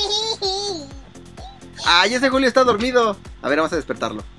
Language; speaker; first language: Spanish; native; Spanish